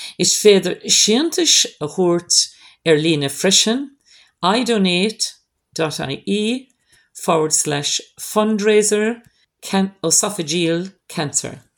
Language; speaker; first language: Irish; non-native, local second language; English